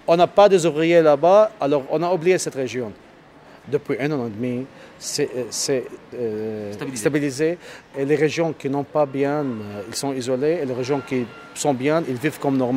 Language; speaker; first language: French; non-native, learner; Arabic